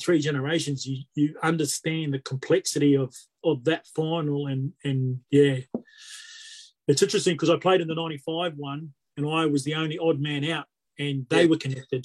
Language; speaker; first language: English; native; English